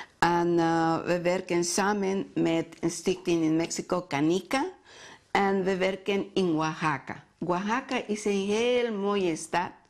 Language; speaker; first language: Dutch; non-native, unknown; Spanish